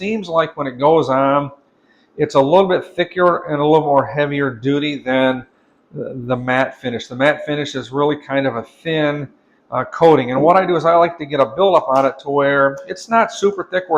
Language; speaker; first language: English; native; English